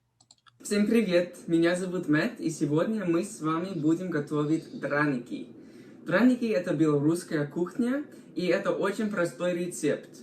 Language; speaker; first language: Russian; non-native, learner; English